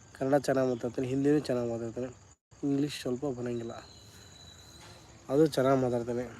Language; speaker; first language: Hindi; non-native, local second language; Kannada